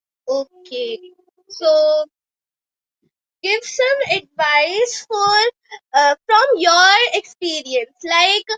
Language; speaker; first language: English; non-native, local second language; Hindi